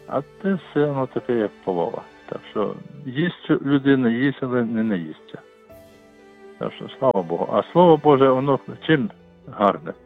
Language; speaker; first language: Ukrainian; non-native, local second language; Russian